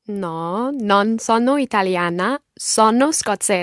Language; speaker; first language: Italian; non-native, learner; English